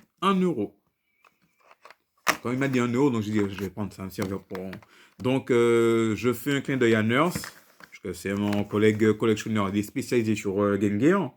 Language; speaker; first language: French; native; French